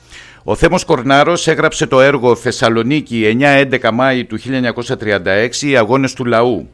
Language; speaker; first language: Greek; native; Greek